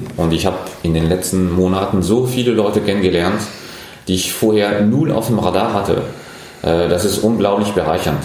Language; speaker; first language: German; non-native, fluent; French